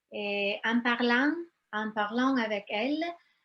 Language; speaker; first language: French; non-native, fluent; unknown